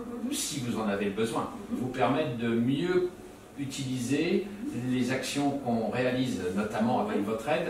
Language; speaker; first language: French; native; French